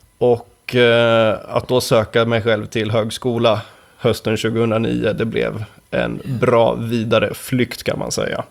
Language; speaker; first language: Swedish; native; Swedish